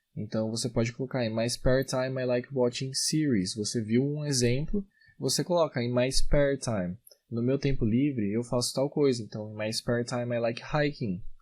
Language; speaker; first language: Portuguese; native; Portuguese